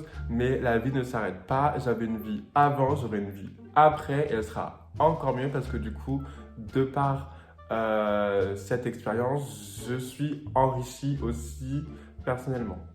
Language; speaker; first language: French; native; French